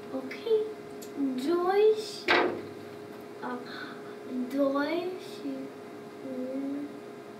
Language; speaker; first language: Romanian; early bilingual, heritage; English